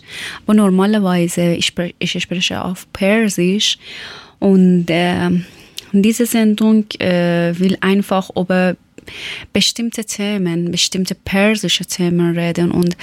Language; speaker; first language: German; non-native, learner; Persian